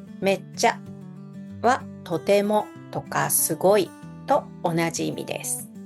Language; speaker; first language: Japanese; native; Japanese